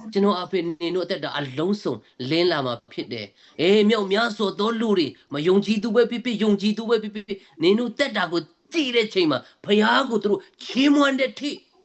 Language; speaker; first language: Burmese; native; Burmese